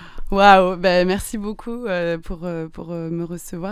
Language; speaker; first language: French; native; French